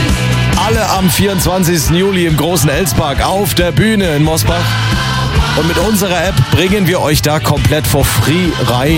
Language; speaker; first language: German; native; German